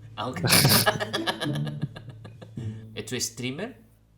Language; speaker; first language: French; non-native, learner; Indonesian